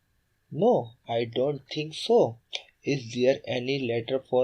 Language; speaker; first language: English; non-native, learner; Urdu